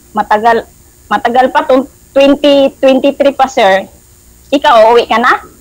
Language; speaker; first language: Filipino; non-native, local second language; Cebuano